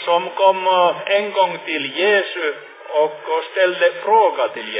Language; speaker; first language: Swedish; non-native, fluent; Finnish